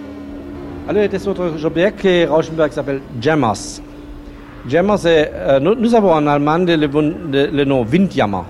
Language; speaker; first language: French; non-native, fluent; German